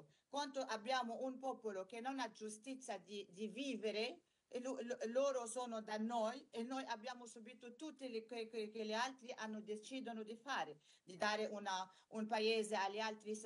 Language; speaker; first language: Italian; non-native, learner; Arabic